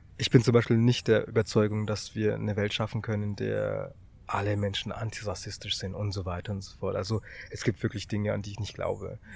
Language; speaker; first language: German; early bilingual, other home language; Tamil